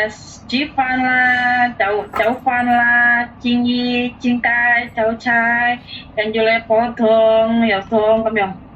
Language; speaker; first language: Cantonese; non-native, learner; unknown